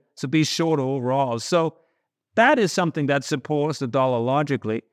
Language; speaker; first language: English; non-native, fluent; Danish